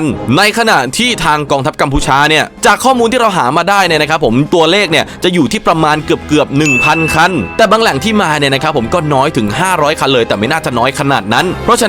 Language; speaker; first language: Thai; native; Thai